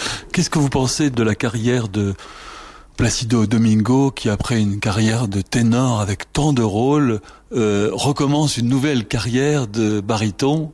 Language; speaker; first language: French; native; French